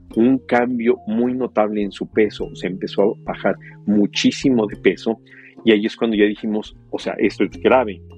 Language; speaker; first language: Spanish; native; Spanish